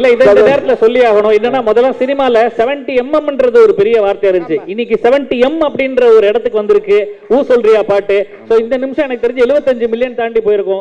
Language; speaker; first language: Tamil; native; Tamil